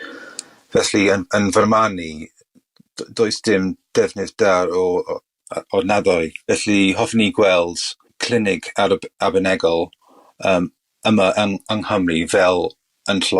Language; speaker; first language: Welsh; non-native, local second language; English